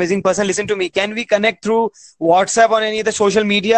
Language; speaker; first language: English; non-native, local second language; Hindi